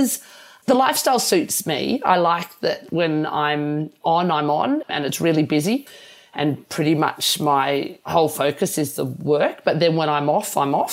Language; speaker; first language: English; native; English